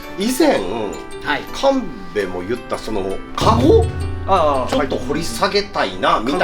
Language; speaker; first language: Japanese; native; Japanese